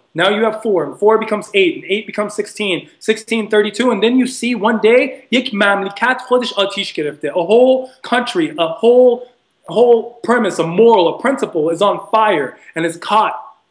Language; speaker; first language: English; early bilingual, other home language; Persian